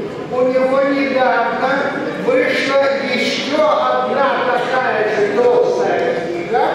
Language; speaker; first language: Russian; native; Russian